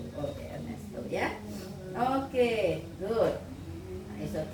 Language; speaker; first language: English; non-native, fluent; Indonesian